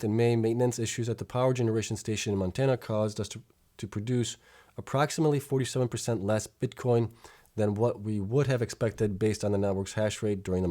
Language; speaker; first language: English; native; English